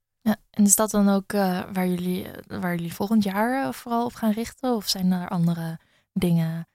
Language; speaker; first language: Dutch; native; Dutch